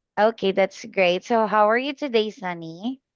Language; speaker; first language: English; non-native, fluent; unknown